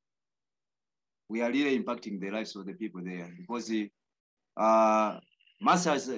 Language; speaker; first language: English; non-native, local second language; Nyanja